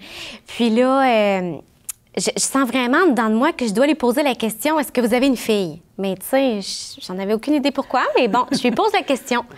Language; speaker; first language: French; native; French